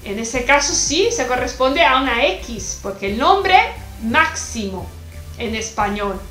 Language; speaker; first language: Spanish; non-native, fluent; Italian